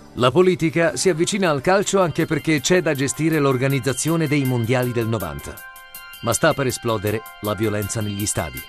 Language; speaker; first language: Italian; native; Italian